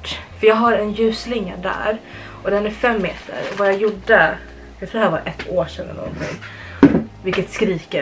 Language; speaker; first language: Swedish; early bilingual, other home language; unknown